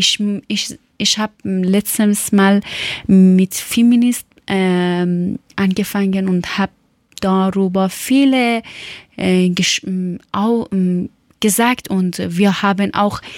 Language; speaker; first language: German; non-native, learner; Persian